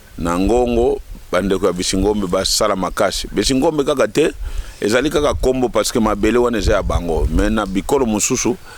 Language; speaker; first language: Lingala; non-native, local second language; Kongo